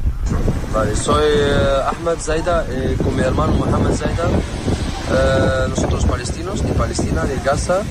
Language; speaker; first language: Spanish; non-native, learner; Arabic